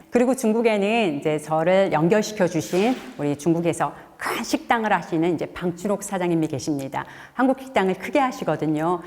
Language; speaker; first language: Korean; native; Korean